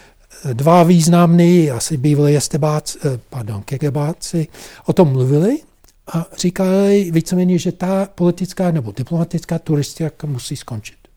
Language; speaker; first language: Czech; non-native, fluent; English